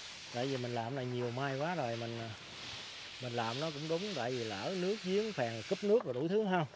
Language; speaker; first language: Vietnamese; native; Vietnamese